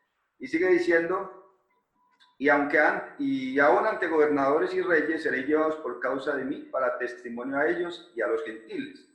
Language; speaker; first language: Spanish; native; Spanish